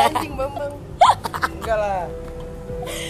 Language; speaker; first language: Indonesian; native; Indonesian